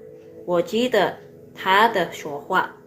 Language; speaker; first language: Chinese; non-native, fluent; Indonesian